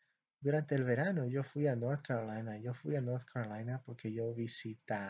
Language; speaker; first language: Spanish; non-native, fluent; English